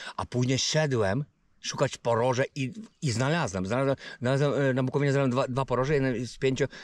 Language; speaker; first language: Polish; early bilingual, heritage; Romanian